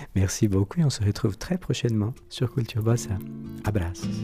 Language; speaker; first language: French; non-native, fluent; Portuguese